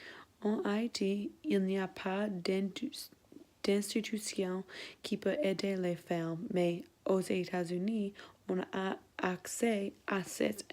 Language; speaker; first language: French; non-native, learner; English